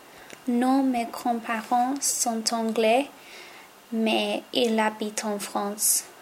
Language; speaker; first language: French; non-native, learner; English